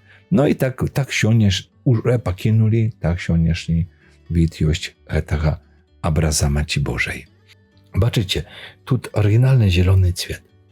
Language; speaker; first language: Polish; non-native, learner; Belarusian